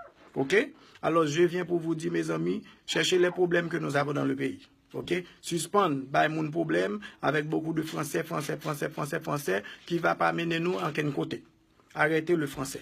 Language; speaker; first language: French; non-native, local second language; Haitian Creole